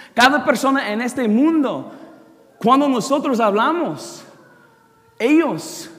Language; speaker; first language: Spanish; non-native, learner; English